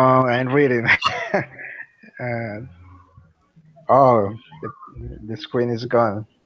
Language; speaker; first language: English; non-native, learner; Spanish